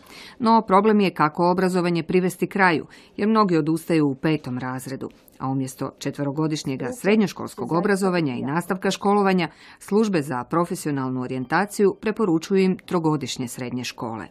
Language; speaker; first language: Croatian; native; Croatian